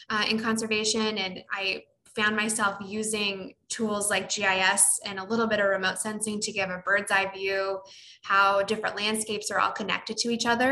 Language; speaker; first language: English; native; English